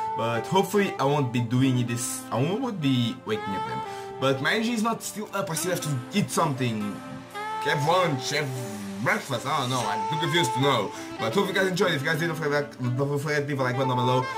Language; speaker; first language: English; non-native, fluent; Portuguese